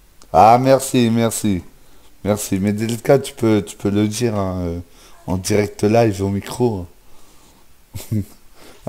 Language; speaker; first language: French; native; French